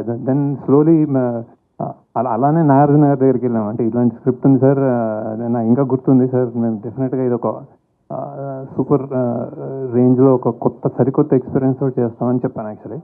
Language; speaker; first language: Telugu; native; Telugu